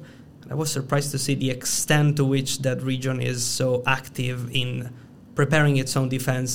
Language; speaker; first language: English; non-native, fluent; Italian